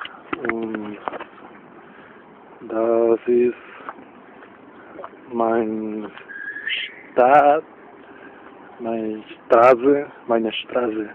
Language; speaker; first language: German; non-native, learner; Spanish